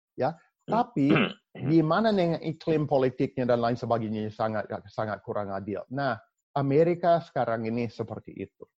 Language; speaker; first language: Indonesian; non-native, fluent; English